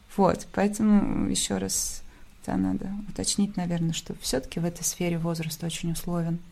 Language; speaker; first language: Russian; native; Russian